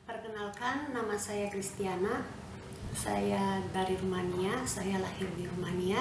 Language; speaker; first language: Indonesian; non-native, fluent; Romanian